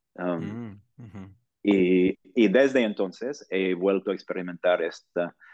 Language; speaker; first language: Spanish; non-native, fluent; English